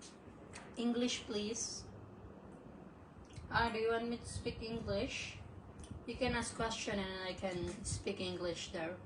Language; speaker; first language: English; non-native, local second language; Filipino